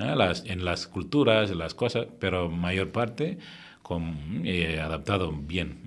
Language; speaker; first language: Spanish; non-native, fluent; Tamil